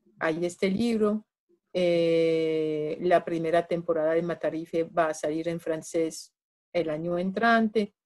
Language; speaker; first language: Spanish; non-native, fluent; French